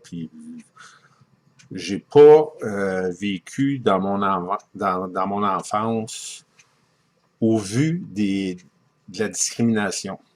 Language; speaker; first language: French; native; French